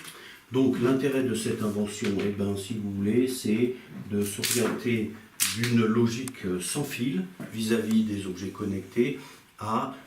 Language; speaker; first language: French; native; French